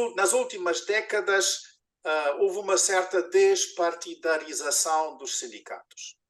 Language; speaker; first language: Portuguese; non-native, fluent; German